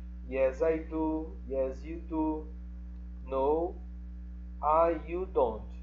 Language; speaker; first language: English; non-native, fluent; Portuguese